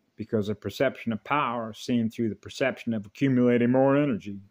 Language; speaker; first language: English; native; English